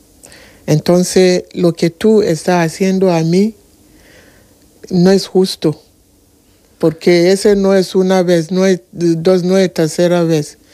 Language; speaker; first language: Spanish; non-native, learner; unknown